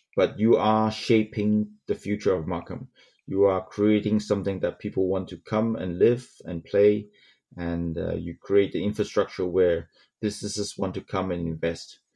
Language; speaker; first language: English; non-native, local second language; Cantonese